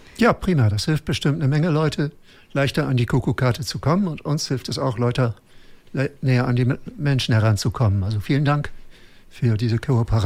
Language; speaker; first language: German; native; German